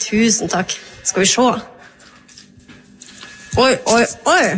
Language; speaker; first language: Norwegian; native; Norwegian